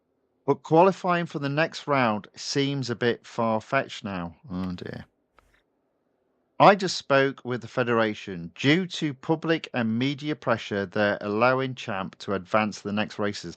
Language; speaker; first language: English; native; English